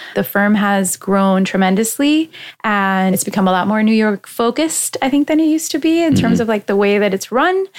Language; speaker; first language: English; native; English